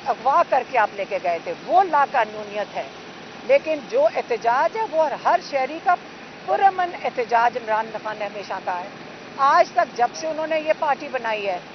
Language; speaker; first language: Urdu; native; Urdu